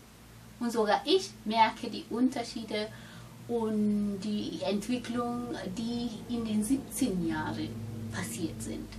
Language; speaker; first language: German; non-native, fluent; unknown